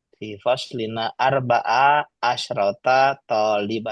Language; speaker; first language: Arabic; non-native, fluent; Indonesian